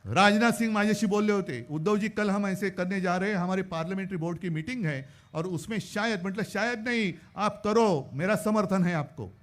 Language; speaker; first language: Hindi; non-native, local second language; Marathi